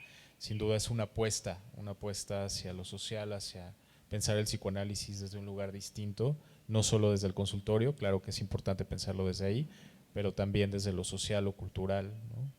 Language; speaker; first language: Spanish; native; Spanish